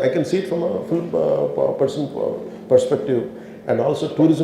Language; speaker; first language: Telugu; native; Telugu